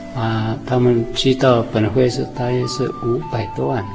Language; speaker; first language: Chinese; non-native, local second language; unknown